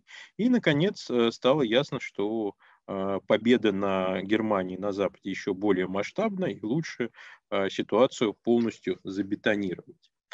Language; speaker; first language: Russian; native; Russian